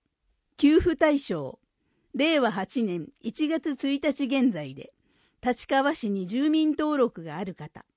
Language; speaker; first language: Japanese; native; Japanese